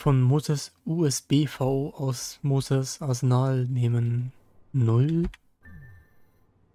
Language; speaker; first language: German; native; German